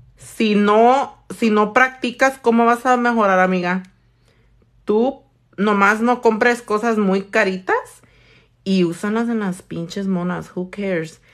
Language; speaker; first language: Spanish; early bilingual, heritage; Spanish